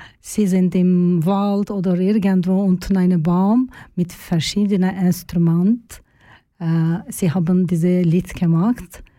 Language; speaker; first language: German; non-native, learner; Turkish